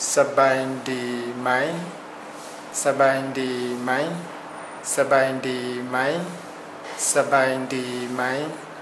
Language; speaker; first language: Burmese; native; Burmese